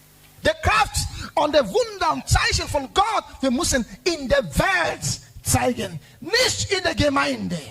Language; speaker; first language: German; non-native, learner; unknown